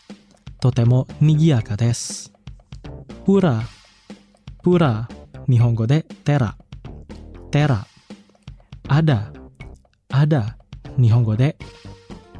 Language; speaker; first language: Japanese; non-native, fluent; Indonesian